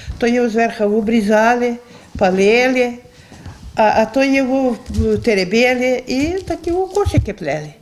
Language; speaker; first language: Ukrainian; native; Ukrainian